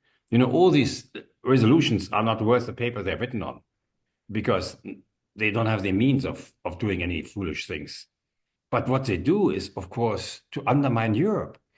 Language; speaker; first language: English; non-native, fluent; German